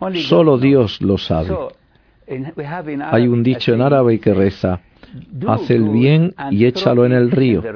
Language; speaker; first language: Spanish; non-native, fluent; Arabic